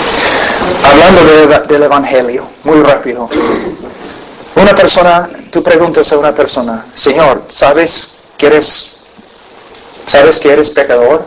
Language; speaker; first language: Spanish; non-native, fluent; English